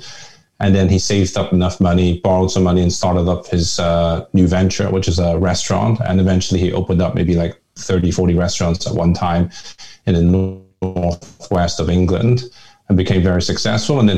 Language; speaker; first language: English; non-native, local second language; Hakka Chinese